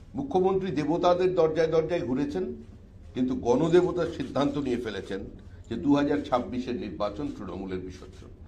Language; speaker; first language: Bangla; native; Bangla